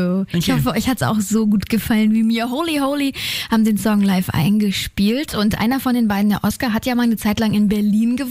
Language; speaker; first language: German; native; German